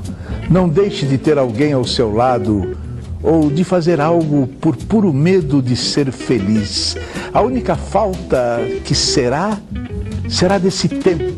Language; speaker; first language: Portuguese; native; Portuguese